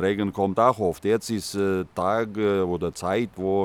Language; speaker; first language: German; non-native, fluent; Russian